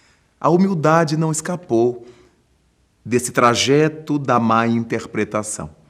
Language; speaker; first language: Portuguese; native; Portuguese